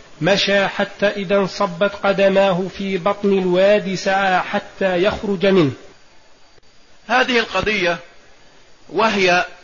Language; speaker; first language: Arabic; native; Arabic